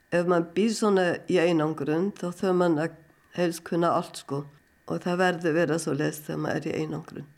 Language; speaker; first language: Icelandic; non-native, fluent; German